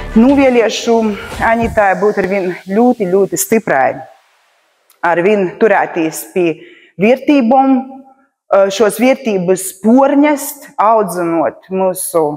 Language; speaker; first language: Latvian; native; Latvian